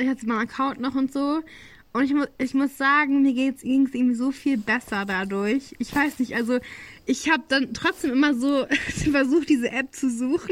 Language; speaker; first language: German; native; German